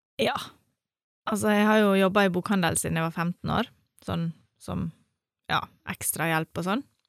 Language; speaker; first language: Norwegian; native; Norwegian